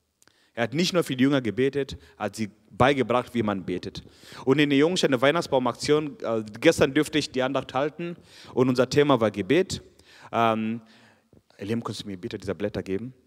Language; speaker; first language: German; non-native, fluent; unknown